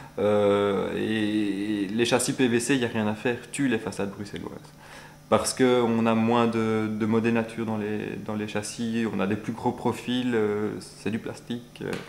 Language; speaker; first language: French; native; French